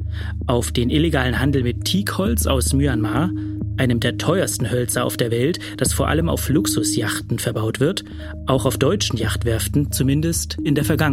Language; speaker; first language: German; native; German